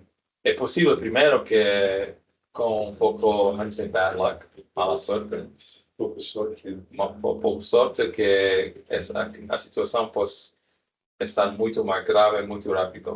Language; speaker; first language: Portuguese; non-native, learner; Spanish